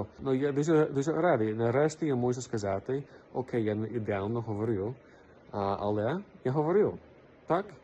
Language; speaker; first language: Ukrainian; non-native, learner; English